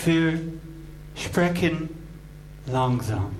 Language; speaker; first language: German; non-native, learner; English